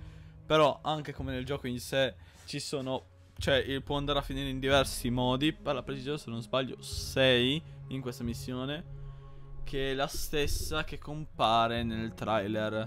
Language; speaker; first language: Italian; native; Italian